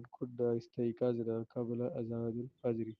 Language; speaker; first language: Arabic; non-native, fluent; Urdu